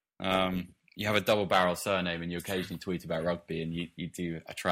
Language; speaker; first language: English; native; English